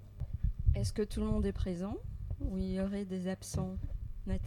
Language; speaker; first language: French; native; French